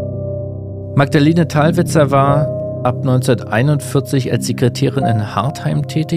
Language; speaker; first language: German; native; German